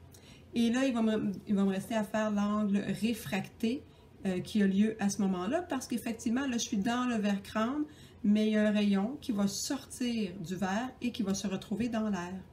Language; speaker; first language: French; native; French